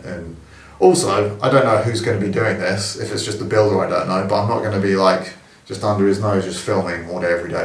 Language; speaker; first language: English; native; English